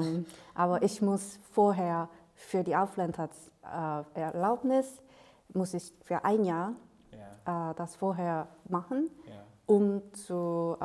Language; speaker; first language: German; non-native, fluent; Korean